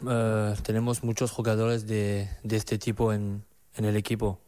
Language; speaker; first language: Spanish; non-native, learner; French